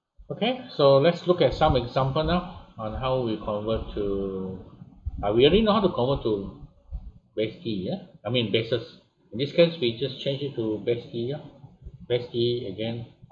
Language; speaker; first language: English; non-native, local second language; Malay